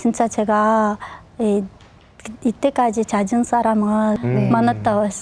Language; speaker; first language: Korean; non-native, learner; Kyrgyz